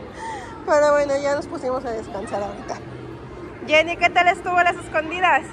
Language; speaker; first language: Spanish; native; Spanish